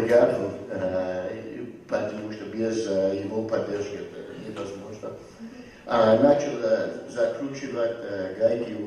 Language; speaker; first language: Russian; non-native, fluent; English